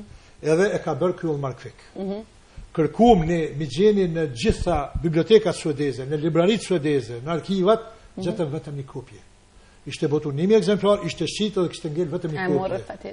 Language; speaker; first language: Albanian; native; Albanian